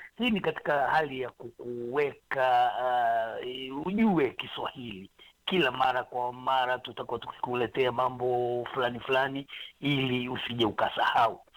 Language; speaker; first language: Swahili; non-native, local second language; Gusii